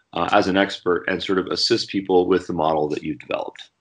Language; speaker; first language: English; native; English